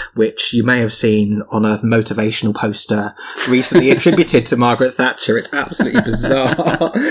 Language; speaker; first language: English; native; English